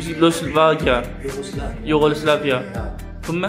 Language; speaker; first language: Arabic; non-native, learner; Malay